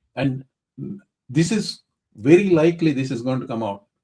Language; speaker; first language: English; non-native, local second language; Telugu